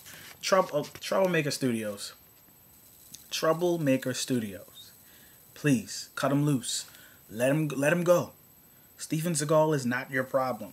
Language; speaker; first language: English; native; English